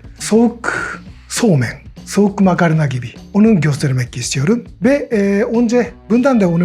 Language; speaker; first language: Turkish; non-native, learner; Japanese